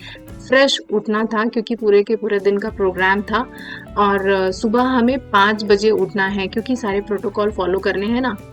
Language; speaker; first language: Hindi; native; Hindi